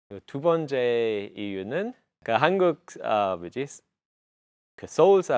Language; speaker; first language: Korean; non-native, fluent; English